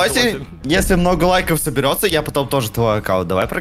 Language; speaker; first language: Russian; native; Russian